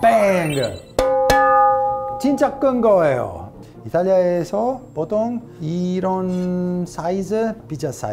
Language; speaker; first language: Korean; non-native, learner; Italian